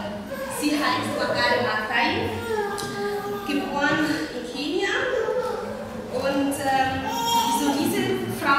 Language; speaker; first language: German; non-native, fluent; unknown